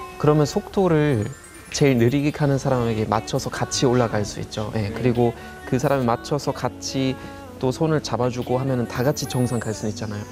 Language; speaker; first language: Korean; non-native, fluent; German